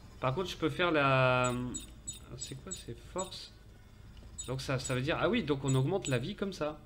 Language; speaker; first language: French; native; French